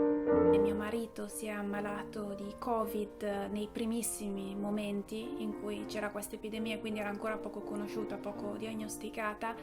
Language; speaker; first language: Italian; native; Italian